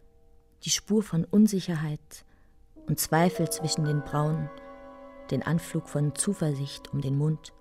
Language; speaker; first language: German; native; German